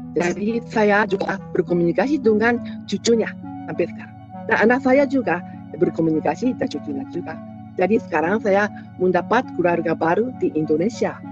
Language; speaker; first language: Indonesian; non-native, fluent; Japanese